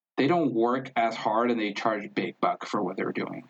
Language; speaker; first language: English; non-native, fluent; Spanish